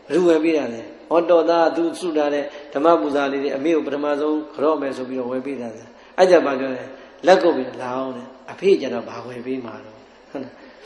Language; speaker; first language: Burmese; native; Burmese